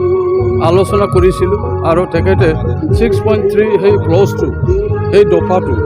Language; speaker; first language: Assamese; non-native, local second language; Bodo